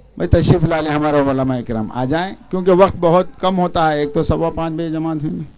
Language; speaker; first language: Urdu; native; Urdu